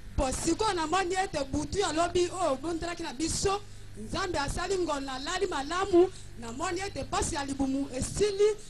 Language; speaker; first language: Lingala; native; Lingala